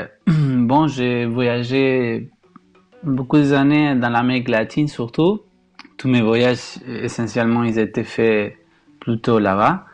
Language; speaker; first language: French; non-native, fluent; Spanish